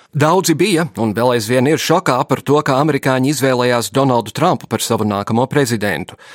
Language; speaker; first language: Latvian; early bilingual, heritage; English